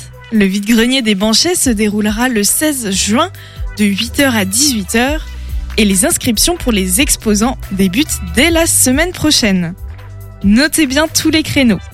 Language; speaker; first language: French; native; French